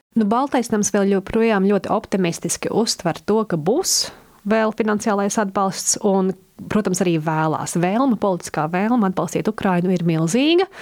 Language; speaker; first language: Latvian; early bilingual, heritage; Latvian